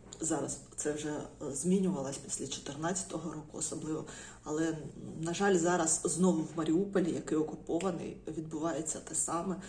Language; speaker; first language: Ukrainian; non-native, local second language; Russian